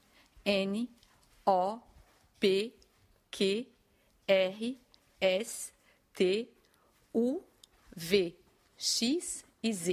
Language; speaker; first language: French; non-native, learner; Portuguese